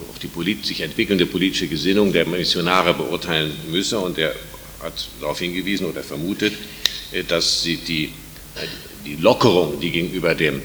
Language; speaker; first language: German; native; German